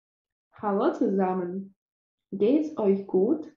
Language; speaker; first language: German; non-native, fluent; Russian